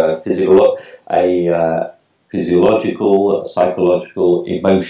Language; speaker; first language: English; native; English